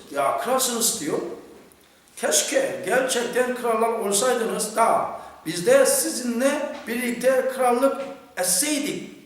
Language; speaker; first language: Turkish; non-native, fluent; Korean